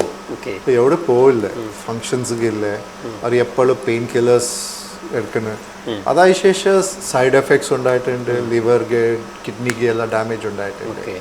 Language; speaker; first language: Malayalam; non-native, local second language; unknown